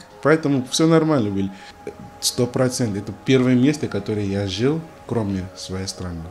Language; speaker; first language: Russian; non-native, learner; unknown